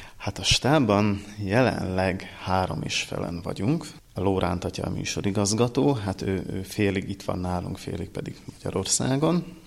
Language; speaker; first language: Hungarian; native; Hungarian